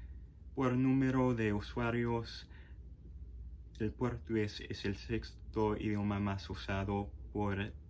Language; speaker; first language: Spanish; non-native, fluent; English